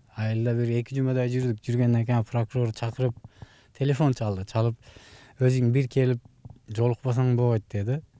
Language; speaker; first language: Kyrgyz; non-native, local second language; Uzbek